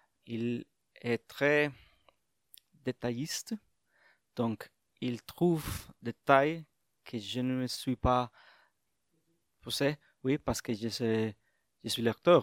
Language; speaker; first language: French; non-native, learner; English